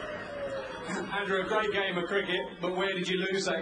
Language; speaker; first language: English; native; English